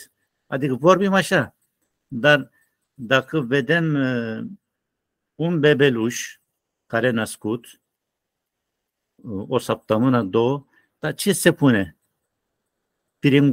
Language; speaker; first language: Romanian; non-native, learner; Turkish